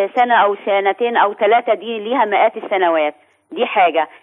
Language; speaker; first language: Arabic; native; Arabic